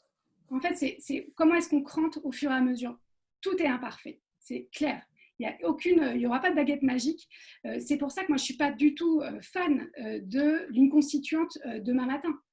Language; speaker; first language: French; native; French